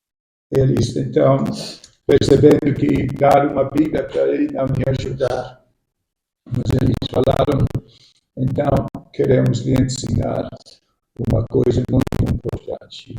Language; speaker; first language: Portuguese; non-native, fluent; English